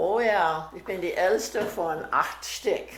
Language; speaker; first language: German; early bilingual, heritage; German